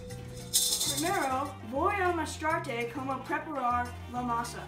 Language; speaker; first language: Spanish; non-native, learner; English